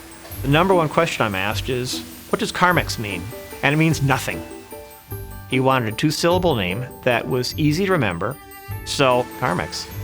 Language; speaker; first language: English; native; English